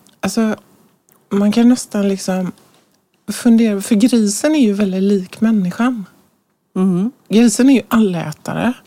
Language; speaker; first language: Swedish; native; Swedish